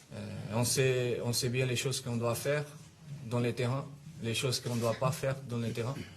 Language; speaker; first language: French; non-native, fluent; Italian